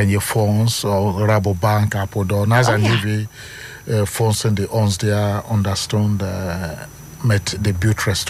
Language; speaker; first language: Dutch; non-native, learner; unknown